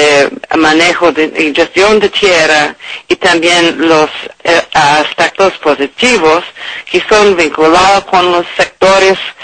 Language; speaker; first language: Spanish; non-native, learner; English